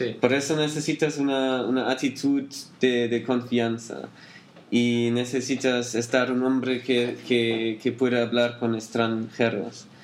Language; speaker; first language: Spanish; non-native, learner; German